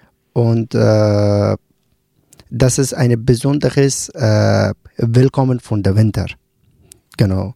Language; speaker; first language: German; non-native, learner; Persian